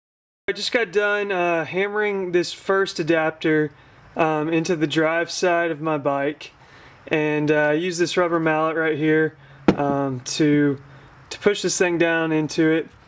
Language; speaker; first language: English; native; English